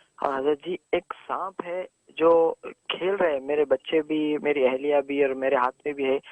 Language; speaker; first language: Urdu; native; Urdu